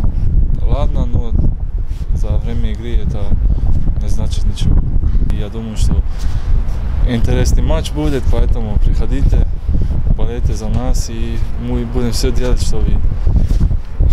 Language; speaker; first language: Russian; non-native, fluent; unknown